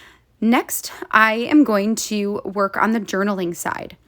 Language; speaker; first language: English; native; English